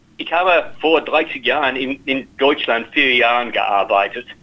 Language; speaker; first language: German; non-native, learner; English